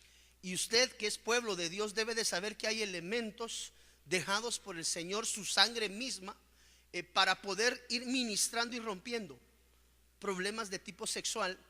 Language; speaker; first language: Spanish; native; Spanish